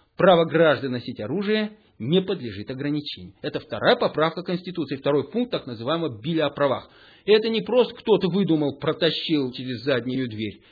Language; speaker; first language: Russian; early bilingual, heritage; Russian